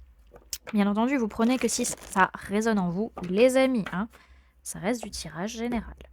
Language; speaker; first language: French; native; French